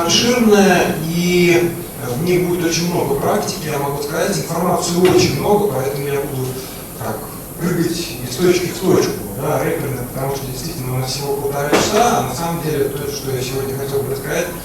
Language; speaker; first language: Russian; native; Russian